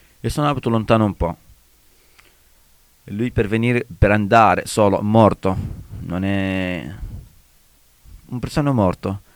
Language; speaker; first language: Italian; non-native, learner; Arabic